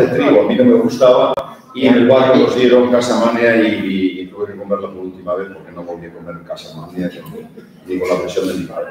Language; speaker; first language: Spanish; early bilingual, heritage; Spanish